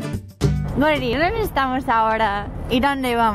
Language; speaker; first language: Spanish; non-native, fluent; English